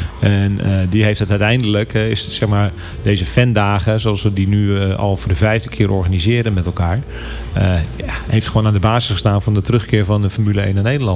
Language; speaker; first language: Dutch; native; Dutch